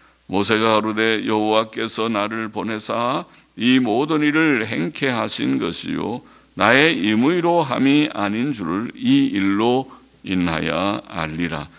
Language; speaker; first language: Korean; native; Korean